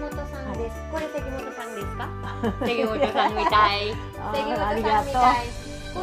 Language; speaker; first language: Japanese; non-native, learner; Hindi